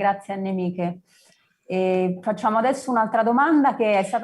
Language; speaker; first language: Italian; native; Italian